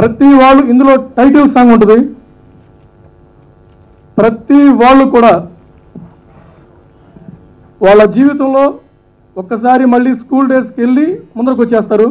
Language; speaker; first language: Telugu; native; Telugu